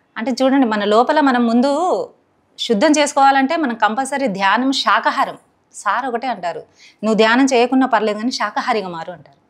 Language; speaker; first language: Telugu; non-native, local second language; Hindi